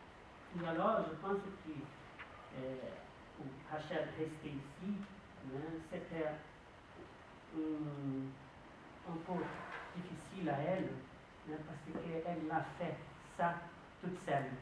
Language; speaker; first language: French; non-native, learner; Portuguese